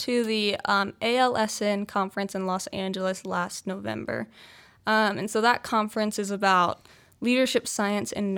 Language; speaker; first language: English; native; English